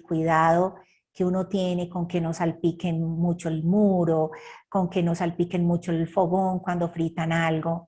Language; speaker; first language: Spanish; native; Spanish